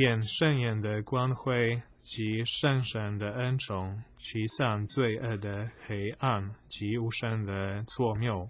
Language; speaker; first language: Chinese; non-native, fluent; Polish